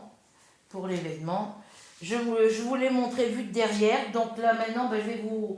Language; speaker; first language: French; native; French